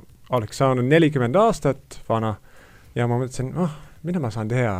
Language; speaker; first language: Estonian; non-native, fluent; English